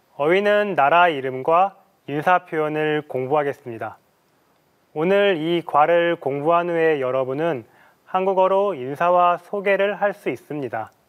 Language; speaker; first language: Korean; native; Korean